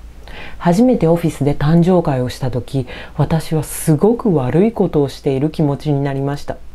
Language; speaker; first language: Japanese; non-native, fluent; Spanish